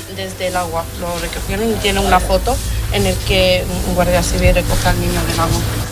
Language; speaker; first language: Spanish; non-native, fluent; Italian